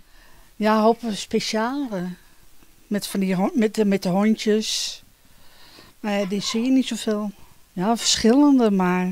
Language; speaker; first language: Dutch; native; Dutch